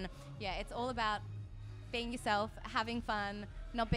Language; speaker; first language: English; native; English